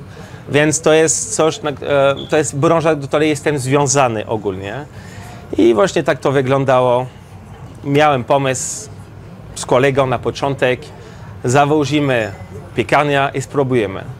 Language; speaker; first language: Polish; non-native, learner; French